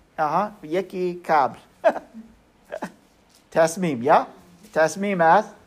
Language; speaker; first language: Persian; non-native, learner; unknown